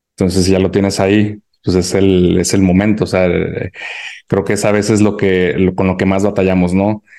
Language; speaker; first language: Spanish; native; Spanish